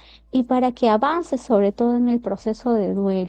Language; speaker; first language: Spanish; native; Spanish